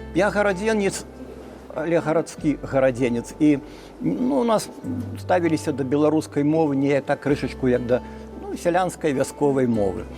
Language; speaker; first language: Belarusian; non-native, local second language; Russian